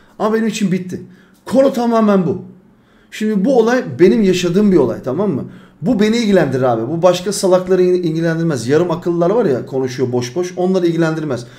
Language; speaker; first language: Turkish; early bilingual, heritage; Turkish